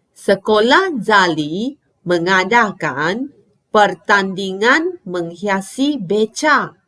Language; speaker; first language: Malay; non-native, local second language; Chinese